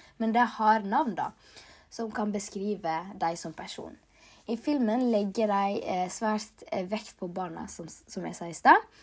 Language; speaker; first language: Norwegian; early bilingual, other home language; Tigrinya